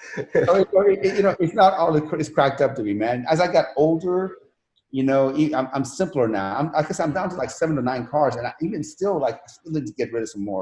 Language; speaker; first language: English; non-native, fluent; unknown